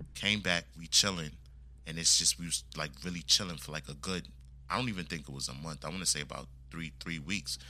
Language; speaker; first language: English; native; English